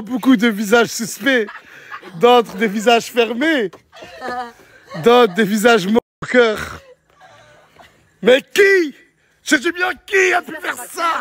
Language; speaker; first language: French; native; French